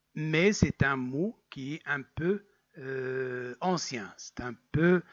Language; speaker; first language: French; non-native, local second language; Arabic